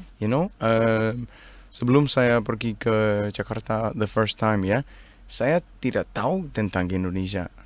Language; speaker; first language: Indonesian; non-native, learner; Danish